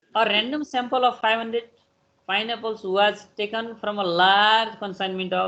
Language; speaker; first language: English; non-native, local second language; Nepali